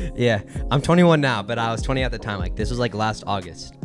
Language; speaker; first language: English; native; English